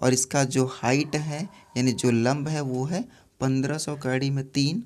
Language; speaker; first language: Hindi; native; Hindi